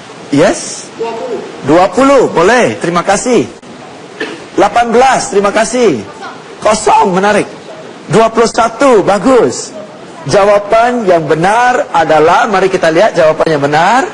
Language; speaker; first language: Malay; non-native, fluent; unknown